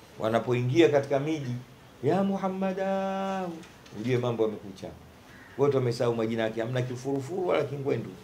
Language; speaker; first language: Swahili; native; Swahili